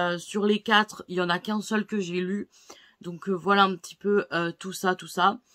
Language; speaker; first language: French; native; French